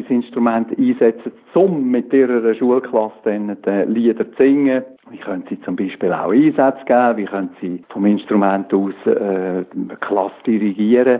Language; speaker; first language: German; native; German